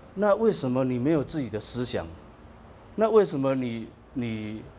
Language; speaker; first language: Chinese; native; Chinese